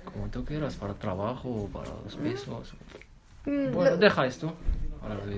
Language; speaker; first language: Spanish; non-native, learner; Arabic